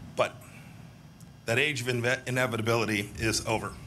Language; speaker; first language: English; native; English